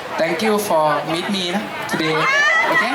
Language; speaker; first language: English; non-native, learner; Thai